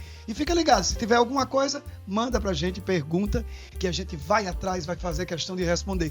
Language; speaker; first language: Portuguese; native; Portuguese